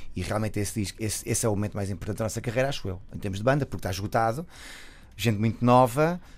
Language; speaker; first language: Portuguese; native; Portuguese